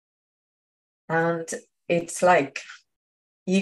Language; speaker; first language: English; non-native, fluent; Portuguese